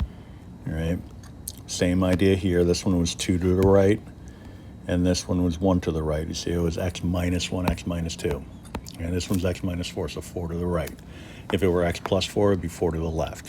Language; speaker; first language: English; native; English